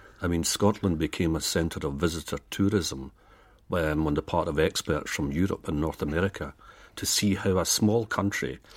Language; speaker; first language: English; native; English